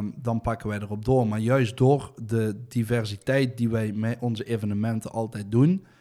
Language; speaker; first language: Dutch; native; Dutch